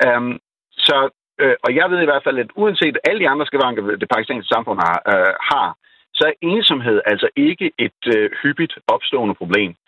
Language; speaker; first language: Danish; non-native, fluent; Urdu